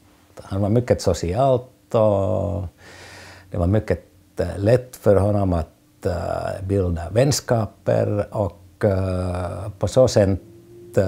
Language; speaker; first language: Swedish; non-native, fluent; Finnish